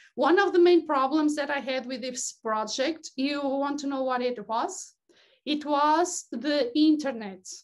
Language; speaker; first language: English; non-native, fluent; Portuguese